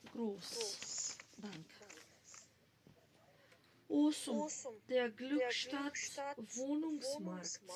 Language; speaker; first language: German; non-native, fluent; Macedonian